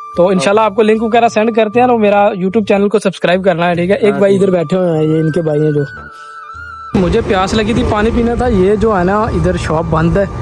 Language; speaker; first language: Urdu; non-native, local second language; Punjabi